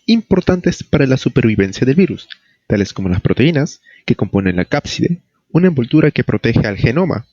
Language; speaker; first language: Spanish; native; Spanish